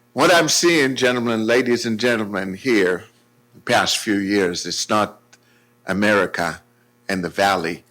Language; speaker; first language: English; non-native, fluent; Hebrew